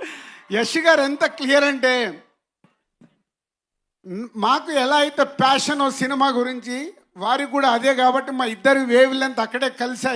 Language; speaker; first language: Telugu; native; Telugu